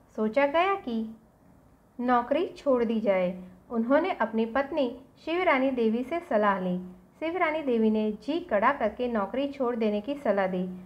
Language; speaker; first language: Hindi; non-native, local second language; Gujarati